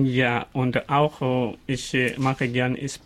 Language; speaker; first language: German; non-native, learner; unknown